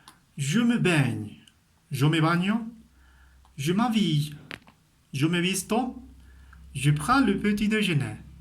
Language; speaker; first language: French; non-native, fluent; Spanish